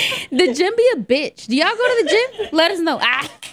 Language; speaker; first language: English; early bilingual, other home language; Spanish